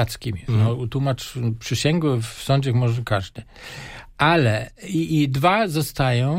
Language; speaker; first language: Polish; non-native, fluent; German